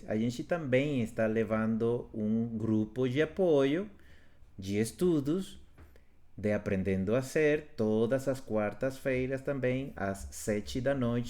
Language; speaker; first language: Portuguese; non-native, fluent; Spanish